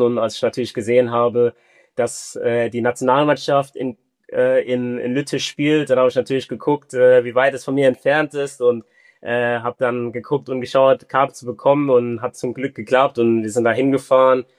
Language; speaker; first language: German; early bilingual, other home language; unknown